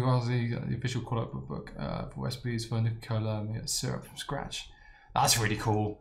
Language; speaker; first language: English; native; English